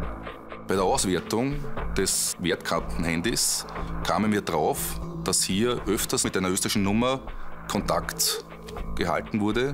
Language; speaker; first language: German; native; German